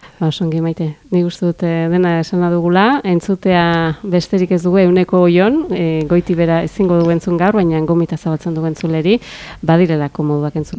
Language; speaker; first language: Basque; native; Basque